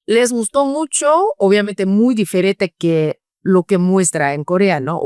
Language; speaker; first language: Spanish; non-native, fluent; Korean